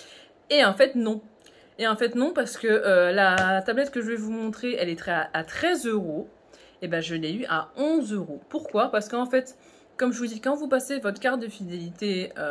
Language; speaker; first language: French; native; French